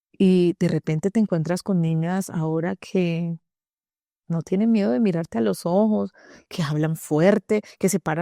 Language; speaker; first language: Spanish; native; Spanish